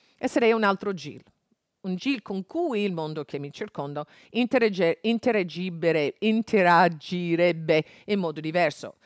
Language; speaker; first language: Italian; non-native, fluent; English